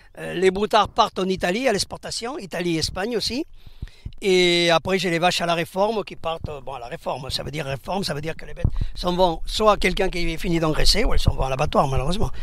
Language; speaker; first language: French; early bilingual, other home language; Spanish